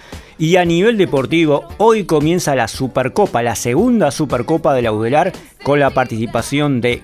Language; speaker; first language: Spanish; native; Spanish